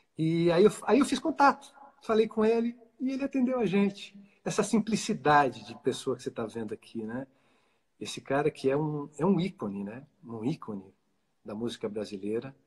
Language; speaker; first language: Portuguese; native; Portuguese